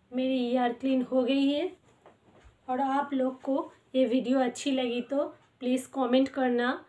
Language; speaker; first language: Hindi; non-native, local second language; Bangla